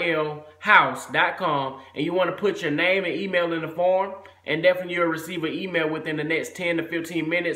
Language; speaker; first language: English; native; English